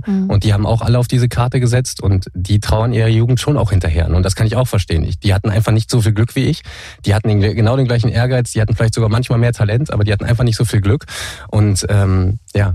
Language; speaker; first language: German; native; German